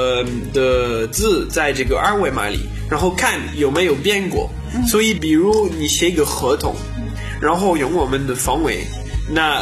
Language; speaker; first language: Chinese; non-native, learner; French